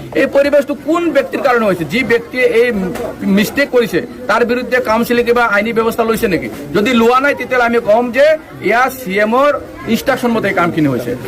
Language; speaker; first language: Assamese; non-native, local second language; Bangla